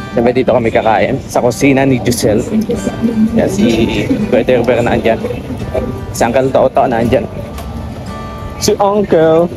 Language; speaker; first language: Filipino; non-native, local second language; Bikol